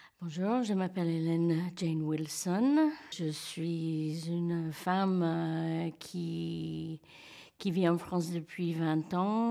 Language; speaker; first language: French; non-native, fluent; English